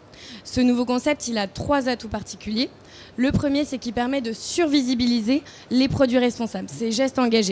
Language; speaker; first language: French; native; French